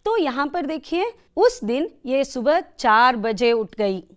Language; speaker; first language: Hindi; non-native, local second language; Kannada